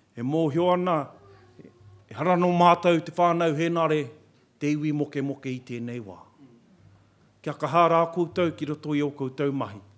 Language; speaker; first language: Māori; native; Māori